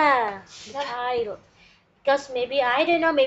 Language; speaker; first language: English; non-native, learner; Indonesian